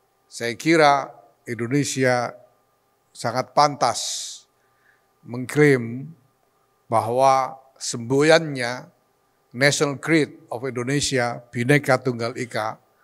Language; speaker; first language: Indonesian; native; Indonesian